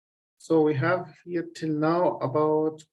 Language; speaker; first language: English; non-native, fluent; Arabic